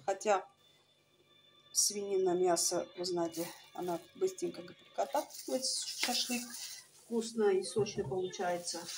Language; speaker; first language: Russian; non-native, learner; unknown